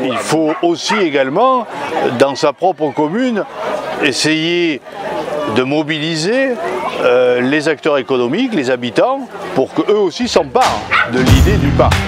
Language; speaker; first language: French; native; French